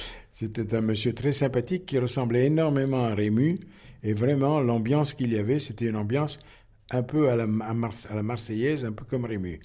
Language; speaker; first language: French; native; French